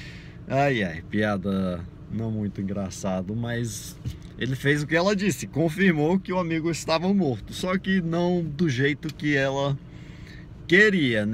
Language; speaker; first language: Portuguese; non-native, fluent; English